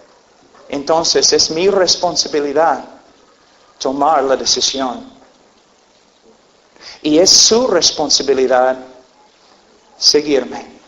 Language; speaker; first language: Spanish; non-native, fluent; English